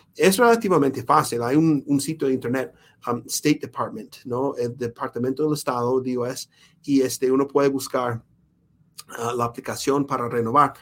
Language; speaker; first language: Spanish; non-native, fluent; English